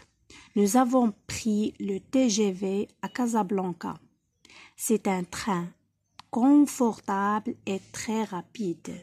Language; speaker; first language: French; non-native, local second language; Arabic